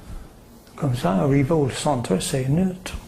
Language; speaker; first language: French; non-native, fluent; English